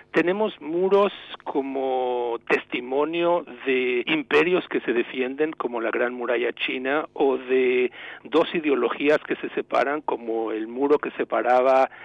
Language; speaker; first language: Spanish; native; Spanish